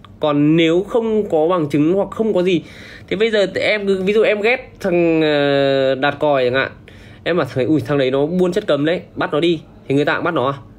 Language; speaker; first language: Vietnamese; native; Vietnamese